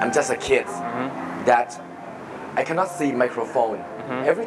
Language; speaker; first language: English; non-native, fluent; Thai